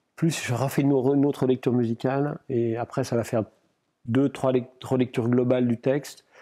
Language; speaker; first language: French; non-native, local second language; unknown